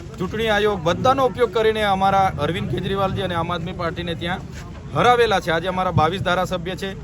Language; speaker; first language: Gujarati; non-native, local second language; Vasavi